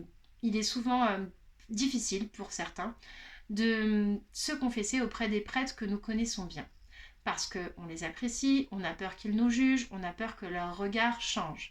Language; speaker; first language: French; native; French